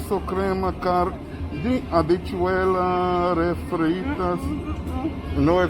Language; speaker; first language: Spanish; non-native, learner; English